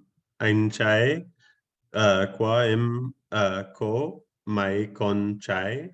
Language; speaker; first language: Vietnamese; non-native, learner; English